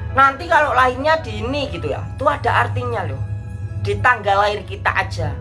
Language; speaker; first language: Indonesian; non-native, local second language; Javanese